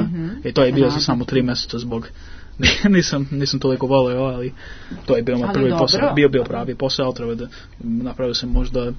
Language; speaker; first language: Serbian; early bilingual, heritage; English